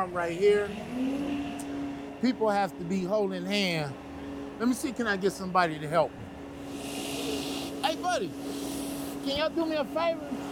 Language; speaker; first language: English; native; English